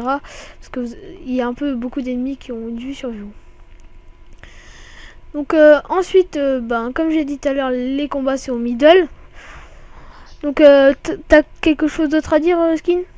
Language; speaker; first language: French; native; French